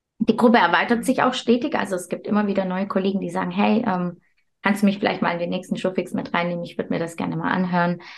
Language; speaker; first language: German; early bilingual, other home language; Turkish